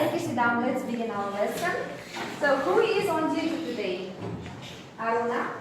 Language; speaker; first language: English; non-native, fluent; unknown